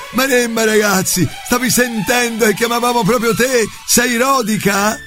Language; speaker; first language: Italian; native; Italian